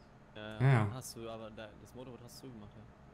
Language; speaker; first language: German; native; German